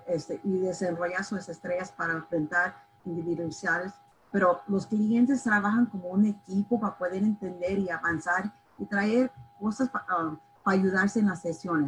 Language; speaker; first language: Spanish; early bilingual, heritage; Spanish